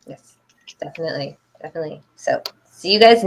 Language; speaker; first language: English; native; English